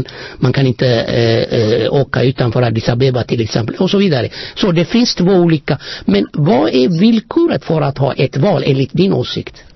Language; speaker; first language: Swedish; non-native, fluent; Amharic